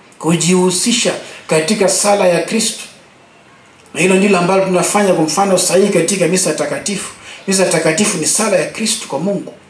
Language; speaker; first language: Swahili; non-native, local second language; Luo (Kenya and Tanzania)